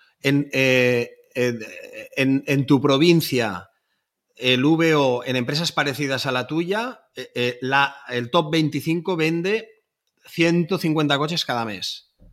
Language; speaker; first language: Spanish; native; Spanish